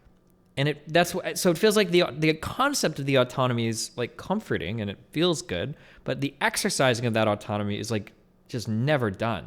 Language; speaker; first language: English; native; English